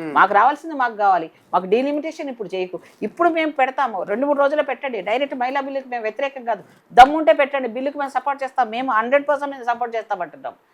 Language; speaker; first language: Telugu; native; Telugu